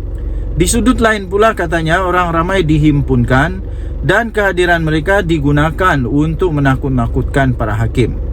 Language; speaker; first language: Malay; native; Malay